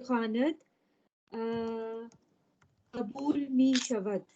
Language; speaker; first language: Persian; non-native, learner; Urdu